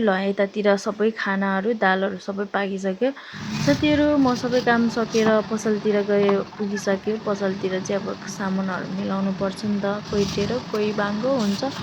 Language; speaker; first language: Nepali; non-native, local second language; Sherpa